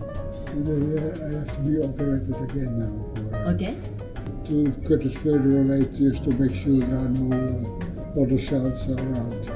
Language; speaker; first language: English; non-native, learner; Dutch